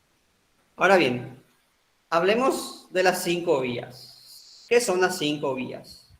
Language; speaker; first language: Spanish; native; Spanish